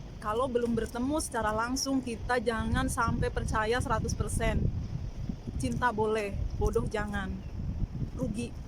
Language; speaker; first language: Indonesian; native; Indonesian